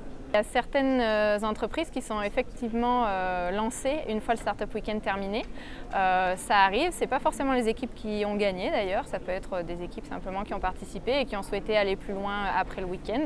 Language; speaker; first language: French; native; French